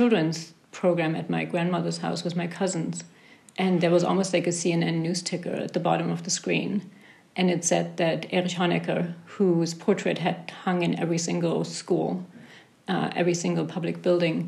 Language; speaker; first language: English; non-native, fluent; German